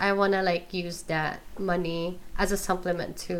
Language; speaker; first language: English; non-native, local second language; Filipino